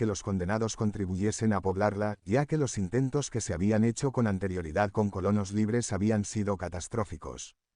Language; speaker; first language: Spanish; native; Spanish